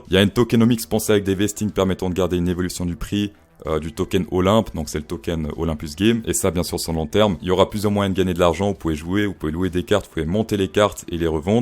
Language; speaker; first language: French; native; French